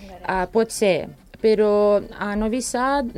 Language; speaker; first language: Catalan; non-native, fluent; Serbian